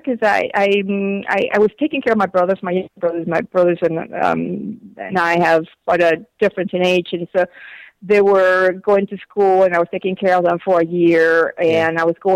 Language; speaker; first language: English; non-native, fluent; Spanish